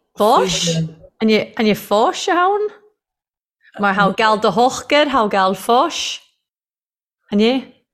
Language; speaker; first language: Irish; native; Irish